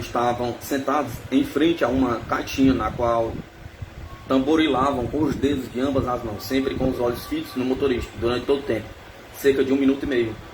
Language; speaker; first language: Portuguese; native; Portuguese